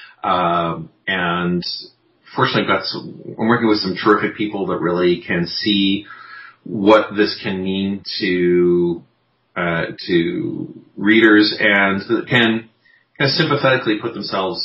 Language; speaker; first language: English; native; English